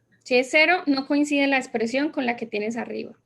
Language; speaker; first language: Spanish; native; Spanish